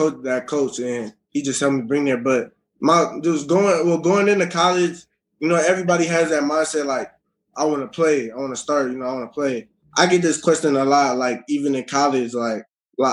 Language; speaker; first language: English; native; English